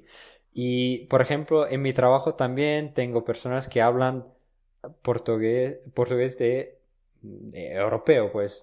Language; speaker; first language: Spanish; non-native, fluent; Romanian